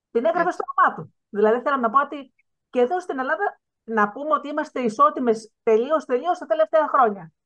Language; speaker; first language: Greek; native; Greek